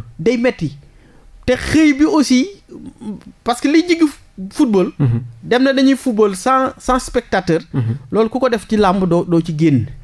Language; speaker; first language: Wolof; native; Wolof